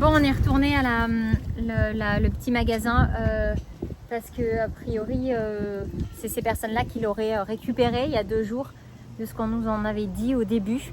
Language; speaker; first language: French; native; French